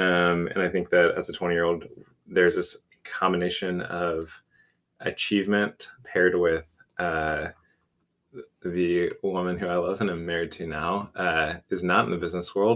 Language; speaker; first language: English; native; English